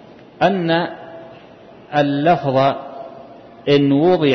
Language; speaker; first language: Arabic; native; Arabic